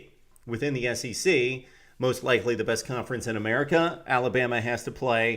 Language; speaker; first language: English; native; English